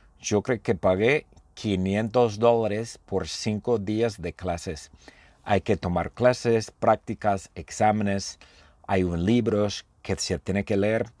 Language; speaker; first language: Spanish; non-native, fluent; English